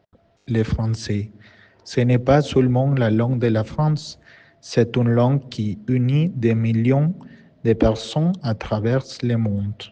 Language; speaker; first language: French; non-native, learner; Spanish